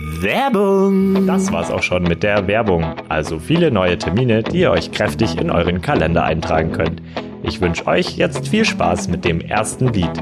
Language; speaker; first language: German; native; German